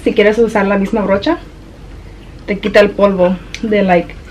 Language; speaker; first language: Spanish; early bilingual, heritage; Spanish